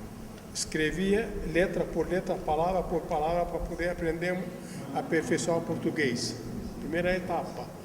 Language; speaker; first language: Portuguese; non-native, fluent; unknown